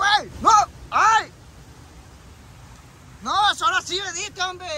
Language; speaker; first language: Spanish; native; Spanish